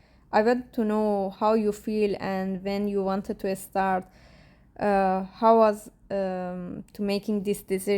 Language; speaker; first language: English; non-native, learner; Persian